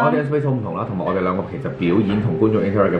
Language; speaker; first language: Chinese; native; Chinese